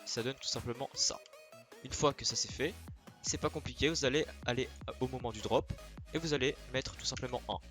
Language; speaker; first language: French; native; French